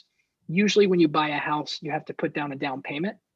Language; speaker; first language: English; native; English